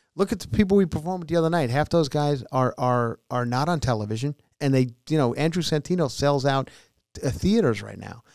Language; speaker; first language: English; native; English